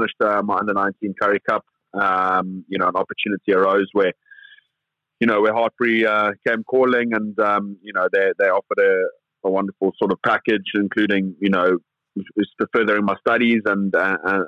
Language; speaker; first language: English; native; English